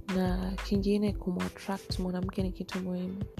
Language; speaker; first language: English; non-native, local second language; Swahili